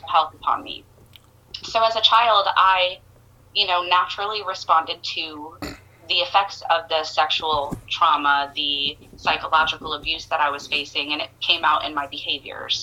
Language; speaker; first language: English; native; English